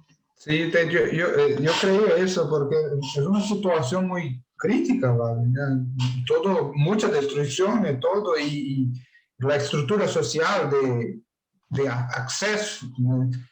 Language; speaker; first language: Spanish; non-native, learner; Portuguese